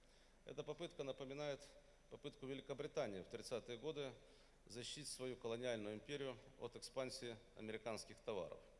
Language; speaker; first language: Russian; native; Russian